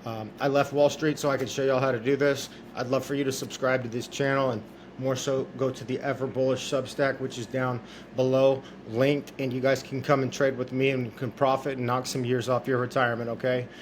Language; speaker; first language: English; native; English